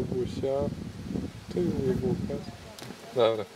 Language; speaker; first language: Polish; native; Polish